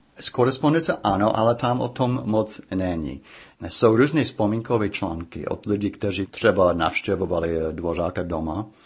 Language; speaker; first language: Czech; non-native, fluent; English